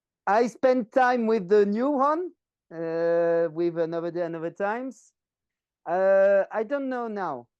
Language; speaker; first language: English; non-native, learner; French